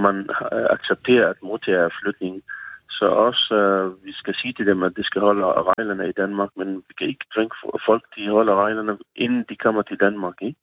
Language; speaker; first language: Danish; non-native, fluent; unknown